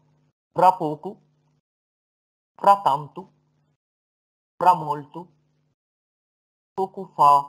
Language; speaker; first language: Italian; non-native, fluent; Arabic